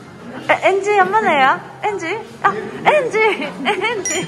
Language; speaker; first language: Indonesian; non-native, learner; Japanese